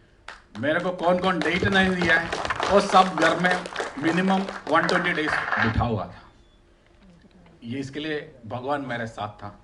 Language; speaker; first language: Hindi; non-native, local second language; Malayalam